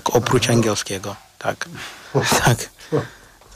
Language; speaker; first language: Polish; non-native, fluent; Shona